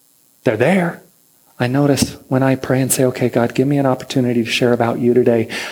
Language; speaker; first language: English; native; English